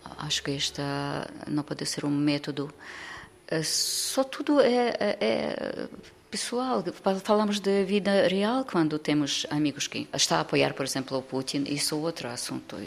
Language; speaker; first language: Portuguese; non-native, fluent; Ukrainian